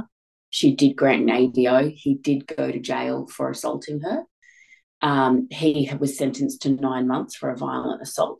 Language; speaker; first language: English; native; English